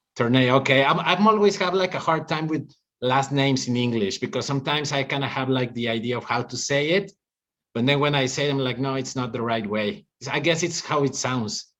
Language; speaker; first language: English; non-native, fluent; Spanish